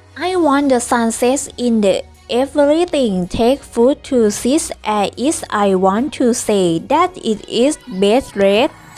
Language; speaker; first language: English; non-native, learner; Thai